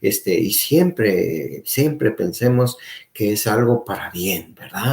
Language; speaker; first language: Spanish; native; Spanish